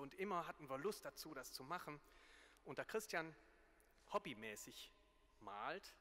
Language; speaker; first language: German; native; German